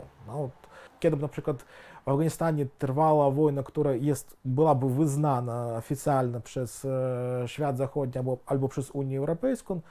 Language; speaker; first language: Polish; non-native, fluent; Ukrainian